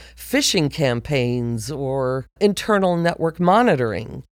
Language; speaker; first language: English; native; English